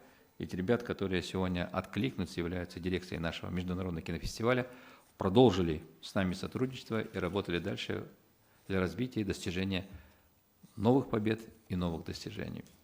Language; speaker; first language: Russian; native; Russian